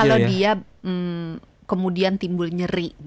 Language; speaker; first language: Indonesian; native; Indonesian